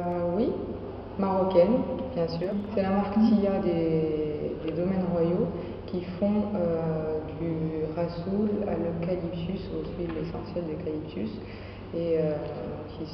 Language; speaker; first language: French; non-native, local second language; Arabic